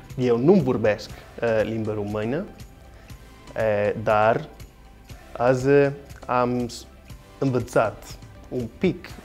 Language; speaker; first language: Romanian; non-native, learner; English